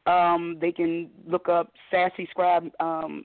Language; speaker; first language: English; native; English